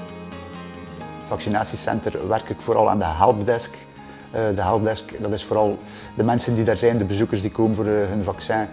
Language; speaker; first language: Dutch; native; Dutch